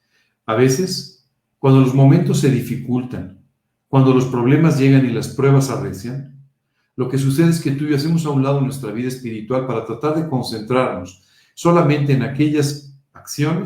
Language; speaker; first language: Spanish; native; Spanish